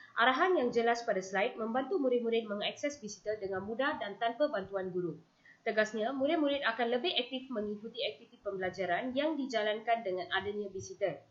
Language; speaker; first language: Malay; non-native, local second language; Tamil